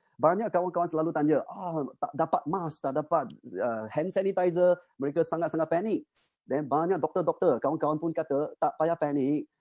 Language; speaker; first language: Malay; non-native, local second language; Chinese